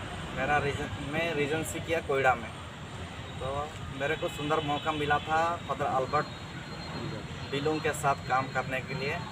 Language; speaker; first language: Hindi; non-native, local second language; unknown